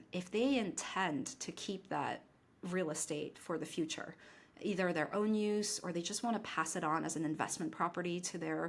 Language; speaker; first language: English; native; English